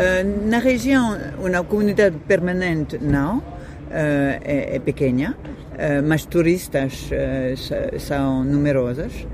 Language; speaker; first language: Portuguese; non-native, fluent; French